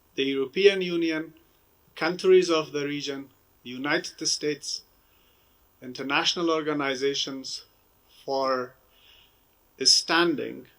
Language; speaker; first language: English; non-native, fluent; Persian